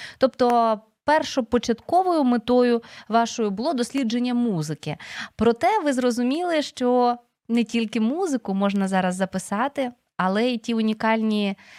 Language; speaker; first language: Ukrainian; native; Ukrainian